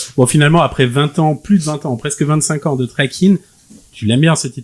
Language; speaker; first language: French; native; French